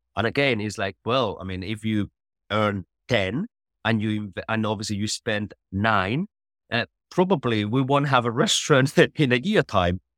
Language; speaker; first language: English; non-native, fluent; Spanish